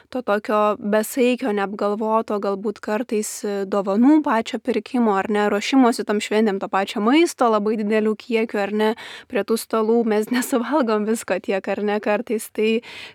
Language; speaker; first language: Lithuanian; native; Lithuanian